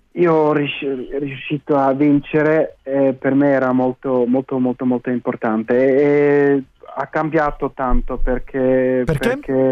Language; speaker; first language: Italian; non-native, fluent; German